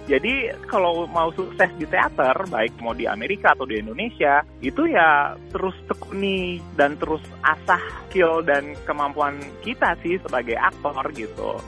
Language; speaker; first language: Indonesian; native; Indonesian